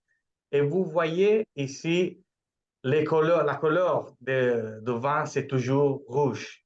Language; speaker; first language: French; non-native, fluent; Italian